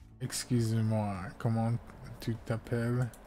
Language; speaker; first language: French; non-native, learner; English